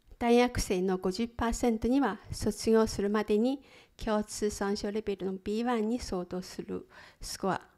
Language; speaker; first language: Japanese; non-native, fluent; Chinese